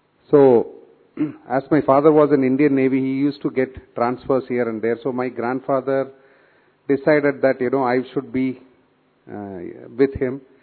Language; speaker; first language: English; non-native, local second language; Tamil